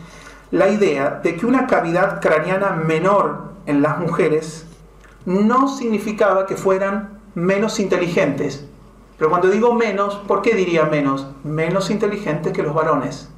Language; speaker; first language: Spanish; native; Spanish